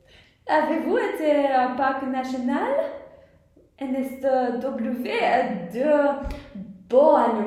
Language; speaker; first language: French; non-native, learner; English